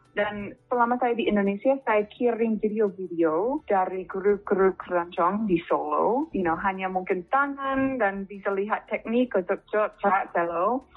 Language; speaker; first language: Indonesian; non-native, fluent; English